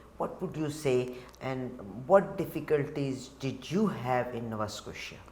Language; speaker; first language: Urdu; native; Urdu